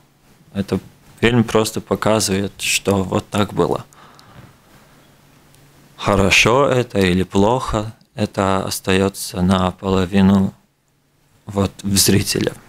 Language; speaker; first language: Russian; non-native, local second language; Latvian